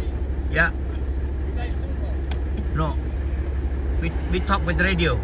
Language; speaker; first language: English; non-native, learner; Indonesian